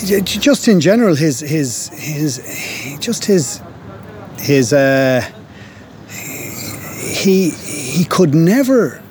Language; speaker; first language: English; native; English